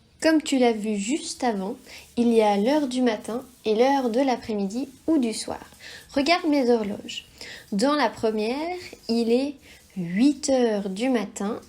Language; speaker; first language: French; native; French